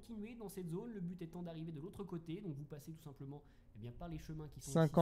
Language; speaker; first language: French; native; French